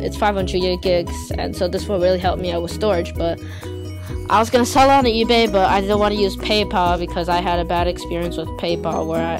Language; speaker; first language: English; native; English